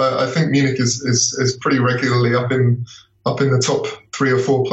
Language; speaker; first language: English; native; English